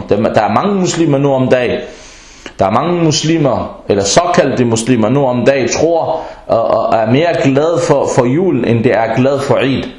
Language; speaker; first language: Danish; early bilingual, other home language; Arabic